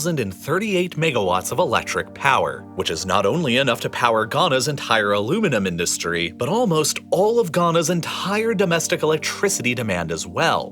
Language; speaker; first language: English; native; English